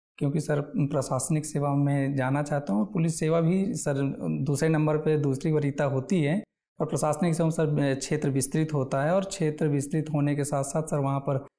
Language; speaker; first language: Hindi; native; Hindi